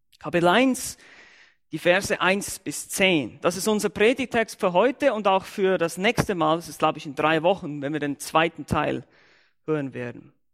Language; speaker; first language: German; native; German